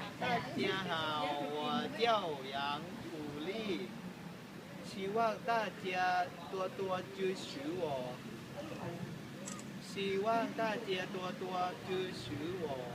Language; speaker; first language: Chinese; non-native, learner; Thai